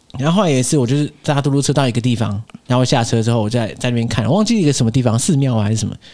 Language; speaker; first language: Chinese; native; Chinese